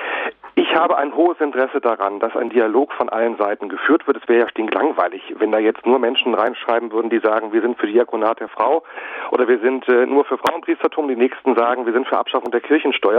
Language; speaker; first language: German; native; German